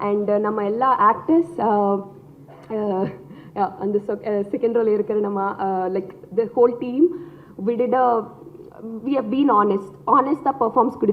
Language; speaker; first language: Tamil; non-native, learner; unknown